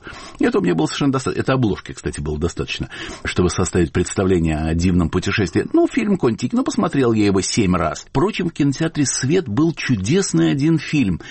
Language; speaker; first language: Russian; native; Russian